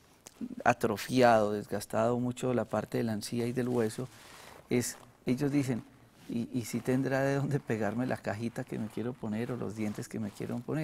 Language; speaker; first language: Spanish; native; Spanish